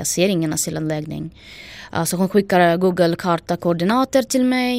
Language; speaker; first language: Swedish; non-native, fluent; Ukrainian